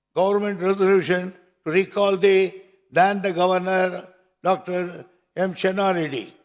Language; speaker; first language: English; non-native, local second language; Tamil